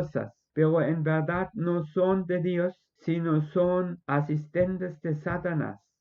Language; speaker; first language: Spanish; non-native, fluent; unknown